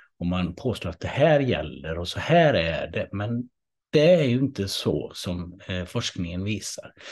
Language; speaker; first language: Swedish; native; Swedish